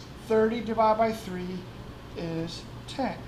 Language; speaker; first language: English; native; English